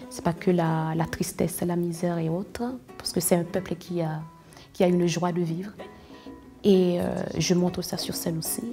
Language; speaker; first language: French; non-native, local second language; Haitian Creole